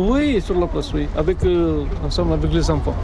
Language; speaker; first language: French; non-native, learner; Romanian